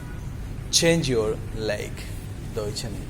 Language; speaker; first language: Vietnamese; non-native, learner; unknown